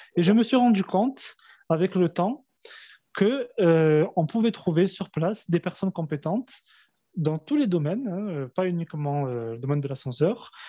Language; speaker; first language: French; early bilingual, other home language; Arabic